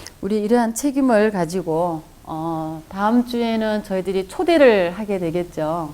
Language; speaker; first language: Korean; native; Korean